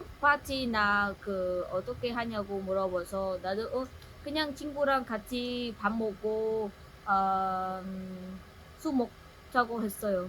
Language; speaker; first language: Korean; non-native, learner; Vietnamese